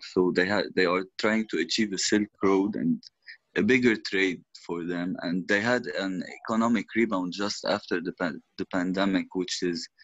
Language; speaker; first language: English; non-native, fluent; Arabic